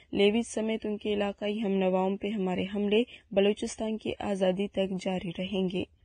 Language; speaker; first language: Urdu; non-native, local second language; Baluchi